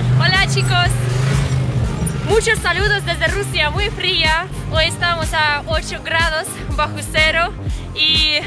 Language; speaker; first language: Spanish; non-native, fluent; Russian